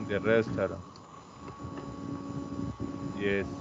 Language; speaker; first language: English; non-native, fluent; Spanish